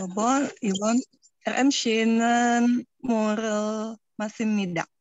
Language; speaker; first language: Korean; non-native, learner; Indonesian